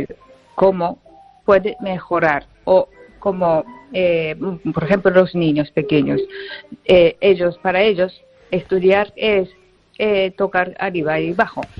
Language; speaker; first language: Spanish; non-native, fluent; Japanese